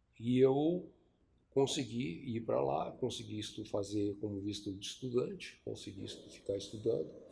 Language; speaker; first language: Portuguese; early bilingual, other home language; Chinese